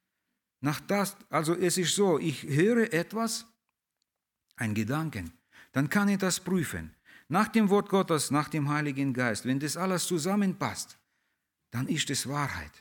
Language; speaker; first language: German; early bilingual, heritage; German